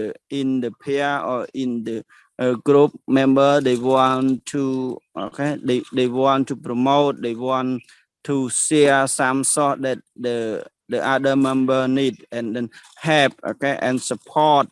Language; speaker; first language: English; non-native, learner; Khmer